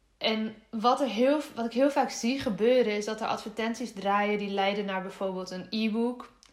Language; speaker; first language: Dutch; native; Dutch